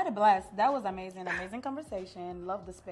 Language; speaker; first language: English; non-native, local second language; Yoruba